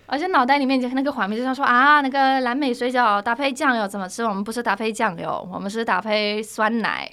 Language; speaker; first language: Chinese; non-native, fluent; Polish